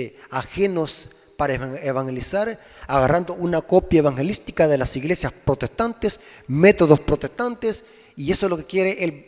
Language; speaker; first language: Spanish; native; Spanish